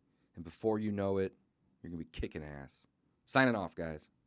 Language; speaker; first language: English; native; English